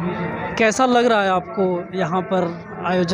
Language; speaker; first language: Hindi; native; Hindi